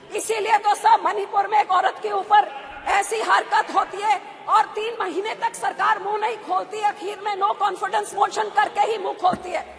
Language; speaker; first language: Hindi; non-native, local second language; Punjabi